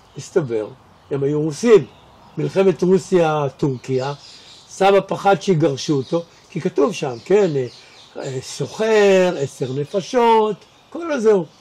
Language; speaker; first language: Hebrew; native; Hebrew